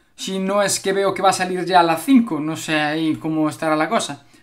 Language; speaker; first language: Spanish; native; Spanish